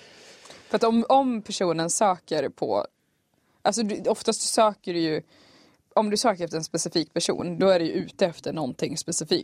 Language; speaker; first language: Swedish; native; Swedish